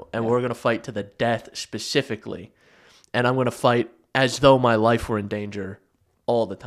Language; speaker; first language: English; native; English